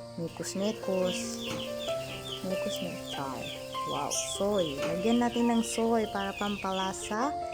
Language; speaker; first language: Filipino; non-native, local second language; Iloko